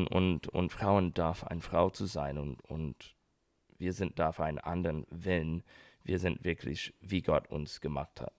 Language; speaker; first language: German; non-native, learner; English